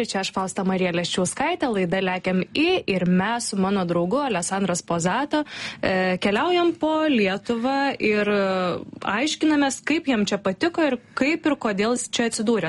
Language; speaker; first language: Lithuanian; native; Lithuanian